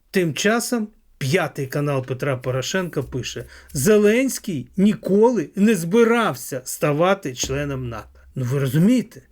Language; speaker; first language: Ukrainian; native; Ukrainian